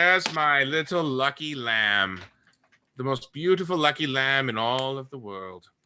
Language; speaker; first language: English; native; English